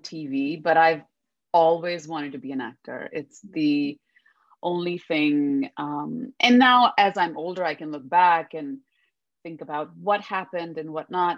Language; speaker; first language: English; non-native, local second language; Hindi